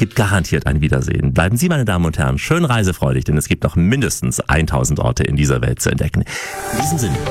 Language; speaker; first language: German; native; German